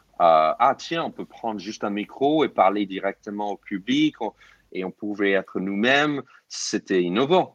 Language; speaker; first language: French; non-native, fluent; English